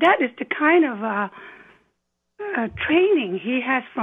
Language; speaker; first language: English; non-native, local second language; Cantonese